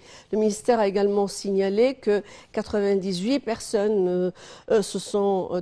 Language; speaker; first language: French; non-native, fluent; Arabic